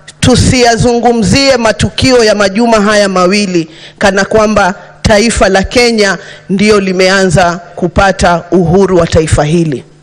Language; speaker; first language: Swahili; native; Swahili